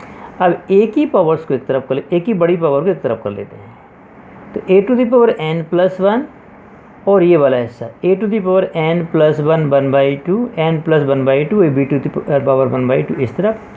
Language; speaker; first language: Hindi; native; Hindi